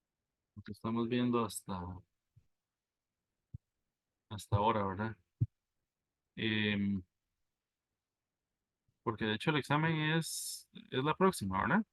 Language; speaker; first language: Spanish; native; Spanish